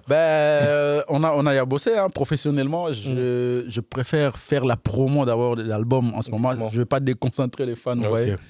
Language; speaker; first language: French; non-native, local second language; Lingala